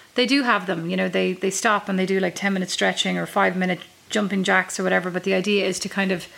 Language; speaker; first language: English; native; English